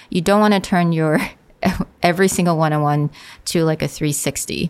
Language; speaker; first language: English; non-native, fluent; Chinese